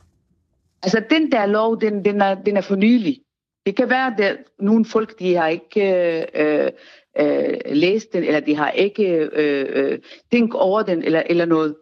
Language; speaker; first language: Danish; non-native, fluent; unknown